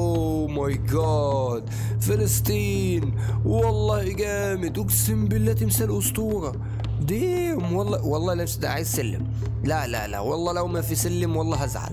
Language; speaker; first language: Arabic; native; Arabic